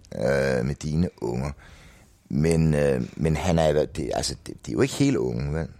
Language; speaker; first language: Danish; native; Danish